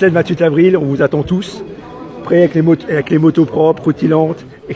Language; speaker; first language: French; native; French